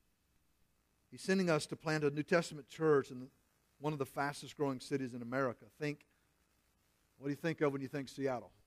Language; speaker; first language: English; native; English